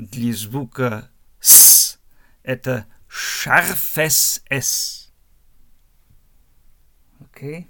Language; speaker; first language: Russian; non-native, learner; German